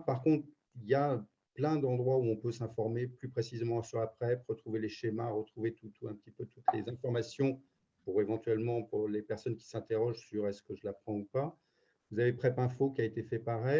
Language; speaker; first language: French; native; French